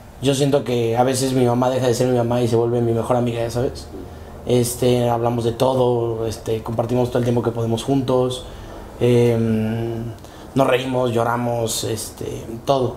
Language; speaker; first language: Spanish; native; Spanish